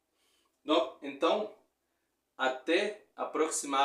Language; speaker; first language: Portuguese; non-native, fluent; Haitian Creole